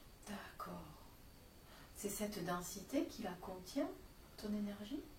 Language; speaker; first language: French; native; French